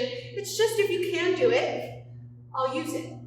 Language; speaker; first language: English; native; English